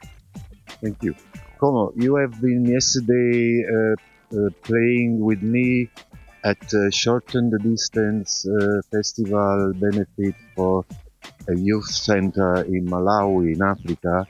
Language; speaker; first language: English; non-native, fluent; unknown